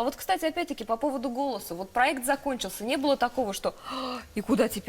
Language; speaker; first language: Russian; native; Russian